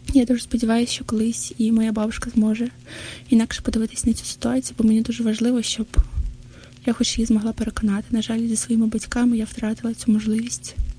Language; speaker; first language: Ukrainian; non-native, local second language; Russian